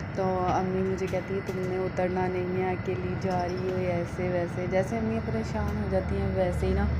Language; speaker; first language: Urdu; native; Urdu